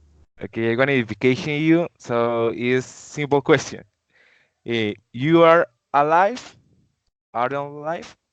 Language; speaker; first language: English; non-native, learner; Spanish